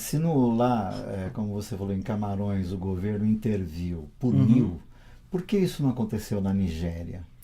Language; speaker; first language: Portuguese; native; Portuguese